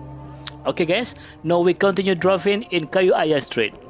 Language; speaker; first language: English; non-native, learner; Indonesian